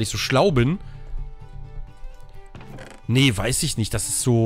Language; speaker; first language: German; native; German